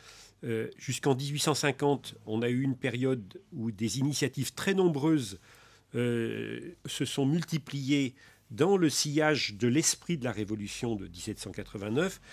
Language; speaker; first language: French; native; French